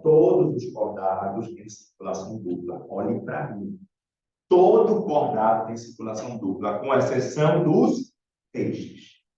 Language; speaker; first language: Portuguese; native; Portuguese